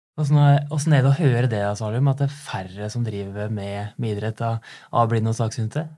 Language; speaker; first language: Norwegian; native; Norwegian